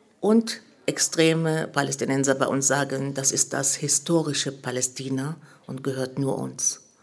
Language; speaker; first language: German; early bilingual, other home language; Arabic